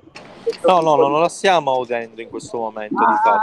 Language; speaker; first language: Italian; native; Italian